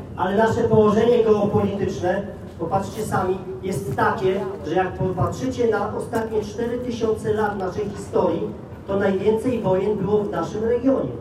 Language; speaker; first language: Polish; native; Polish